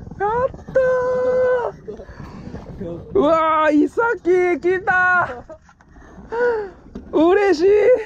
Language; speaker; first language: Japanese; native; Japanese